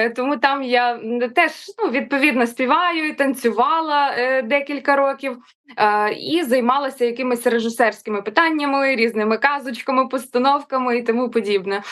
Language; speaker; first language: Ukrainian; native; Ukrainian